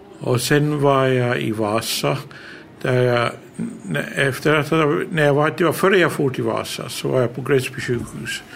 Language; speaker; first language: Swedish; early bilingual, heritage; Swedish